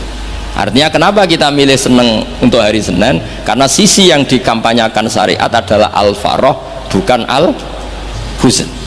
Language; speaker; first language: Indonesian; non-native, local second language; Javanese